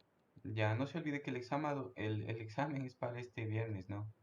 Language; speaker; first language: Spanish; native; Spanish